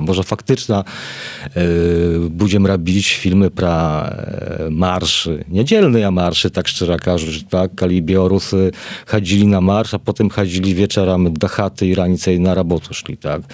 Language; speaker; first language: Polish; non-native, learner; Belarusian